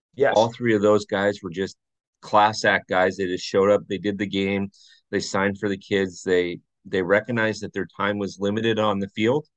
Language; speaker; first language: English; native; English